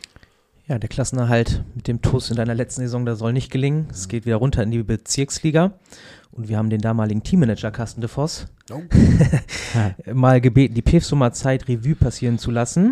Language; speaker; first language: German; native; German